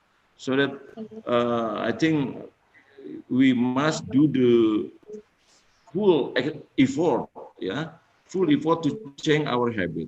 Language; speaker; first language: English; non-native, fluent; Indonesian